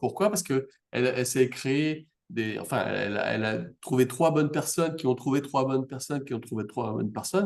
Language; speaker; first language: French; native; French